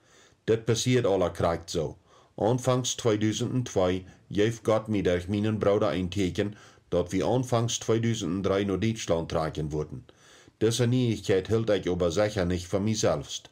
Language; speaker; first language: German; early bilingual, heritage; Plautdietsch